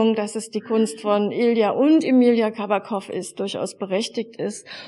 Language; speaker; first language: German; native; German